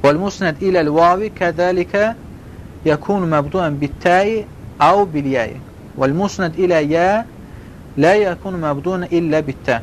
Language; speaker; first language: Arabic; non-native, fluent; Azerbaijani